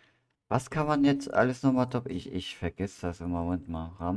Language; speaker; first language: German; native; German